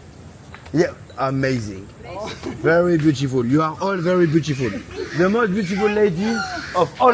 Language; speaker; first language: English; non-native, learner; French